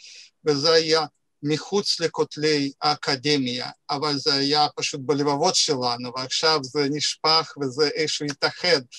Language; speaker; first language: Hebrew; non-native, fluent; Russian